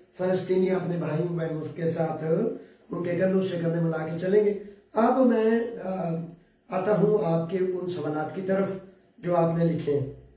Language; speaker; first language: Urdu; non-native, local second language; Punjabi